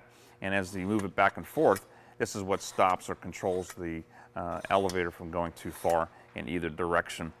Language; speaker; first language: English; native; English